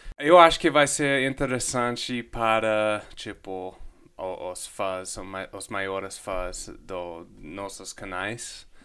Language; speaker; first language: Portuguese; non-native, fluent; English